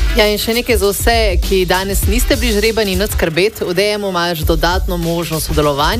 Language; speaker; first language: Slovenian; native; Slovenian